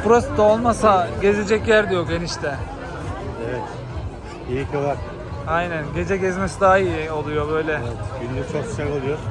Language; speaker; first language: Turkish; native; Turkish